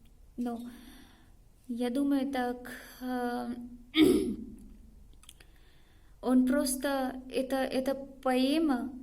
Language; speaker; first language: Russian; non-native, learner; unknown